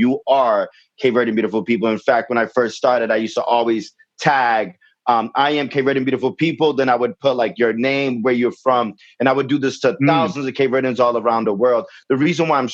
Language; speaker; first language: English; native; English